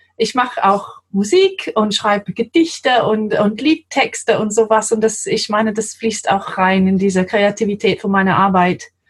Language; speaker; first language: German; non-native, fluent; English